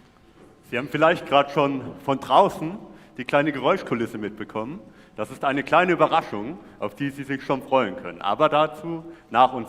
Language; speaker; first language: German; native; German